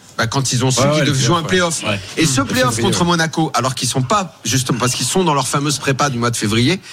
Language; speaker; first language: French; native; French